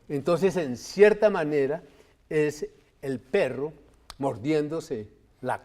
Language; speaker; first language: Spanish; native; Spanish